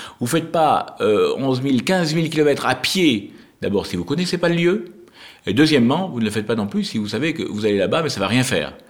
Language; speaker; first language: French; native; French